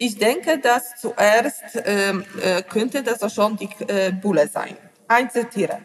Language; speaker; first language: German; non-native, learner; Polish